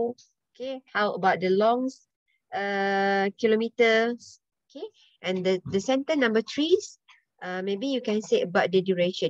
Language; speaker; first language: English; non-native, local second language; Malay